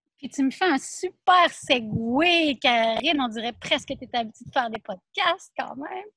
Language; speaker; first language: French; native; French